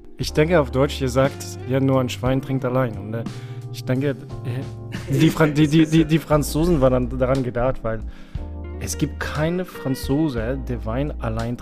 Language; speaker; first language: German; non-native, fluent; French